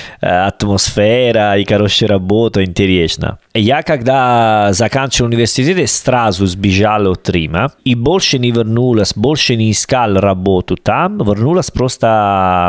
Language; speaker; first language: Russian; non-native, learner; Italian